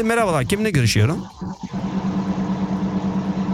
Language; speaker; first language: Turkish; native; Turkish